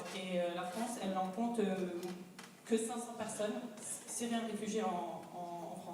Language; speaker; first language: French; non-native, fluent; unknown